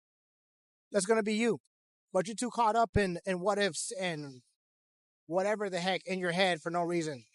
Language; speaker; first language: English; native; English